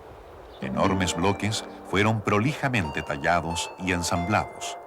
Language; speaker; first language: Spanish; native; Spanish